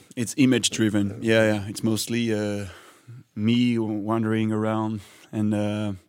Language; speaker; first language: English; non-native, fluent; French